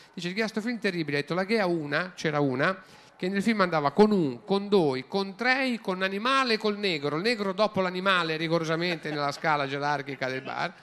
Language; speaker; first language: Italian; native; Italian